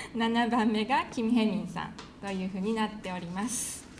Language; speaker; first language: Japanese; native; Japanese